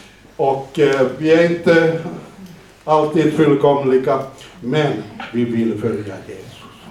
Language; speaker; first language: Swedish; non-native, fluent; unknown